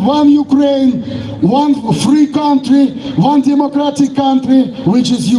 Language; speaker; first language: English; non-native, fluent; Ukrainian